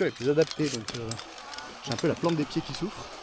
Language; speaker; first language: French; native; French